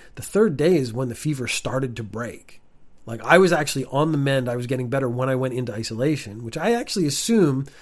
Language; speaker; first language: English; native; English